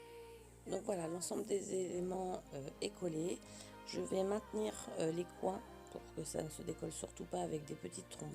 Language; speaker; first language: French; native; French